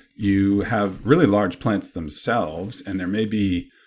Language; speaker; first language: English; native; English